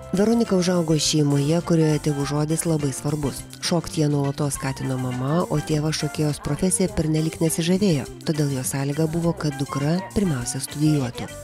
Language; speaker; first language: Lithuanian; native; Lithuanian